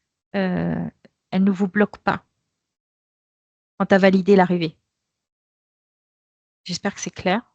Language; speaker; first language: French; native; French